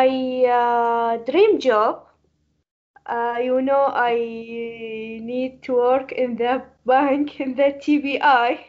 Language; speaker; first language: English; non-native, learner; Arabic